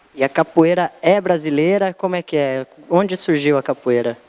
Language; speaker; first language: Portuguese; native; Portuguese